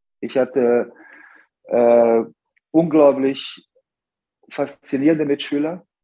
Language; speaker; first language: German; early bilingual, other home language; Serbian